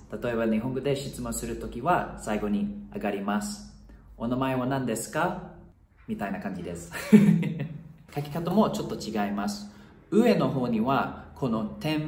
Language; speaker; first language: Japanese; non-native, fluent; Thai